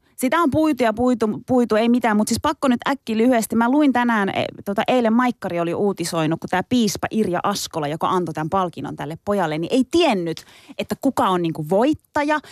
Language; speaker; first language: Finnish; early bilingual, other home language; Turkish